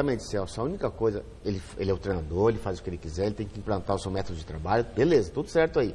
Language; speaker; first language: Portuguese; native; Portuguese